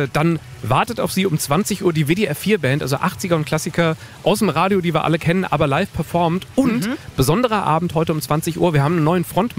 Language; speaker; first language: German; native; German